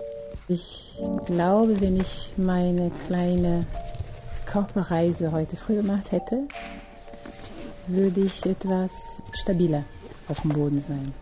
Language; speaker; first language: German; non-native, fluent; Portuguese